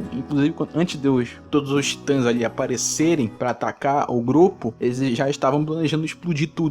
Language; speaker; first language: Portuguese; native; Portuguese